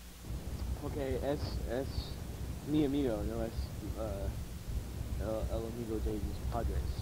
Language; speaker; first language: Spanish; non-native, learner; English